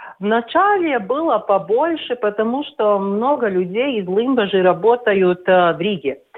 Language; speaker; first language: Russian; non-native, local second language; Latvian